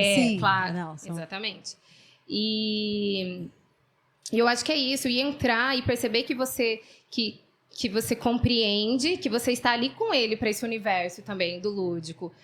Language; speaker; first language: Portuguese; native; Portuguese